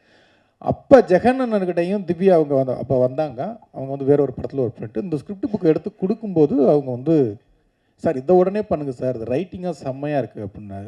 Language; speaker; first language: Tamil; native; Tamil